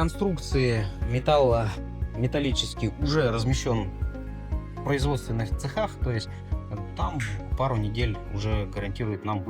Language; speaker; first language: Russian; native; Russian